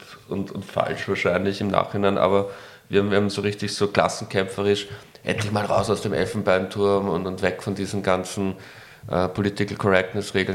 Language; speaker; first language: German; native; German